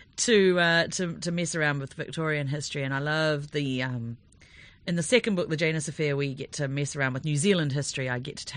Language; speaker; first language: English; native; English